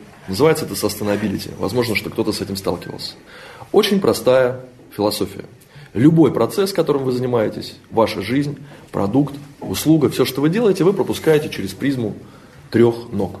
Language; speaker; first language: Russian; native; Russian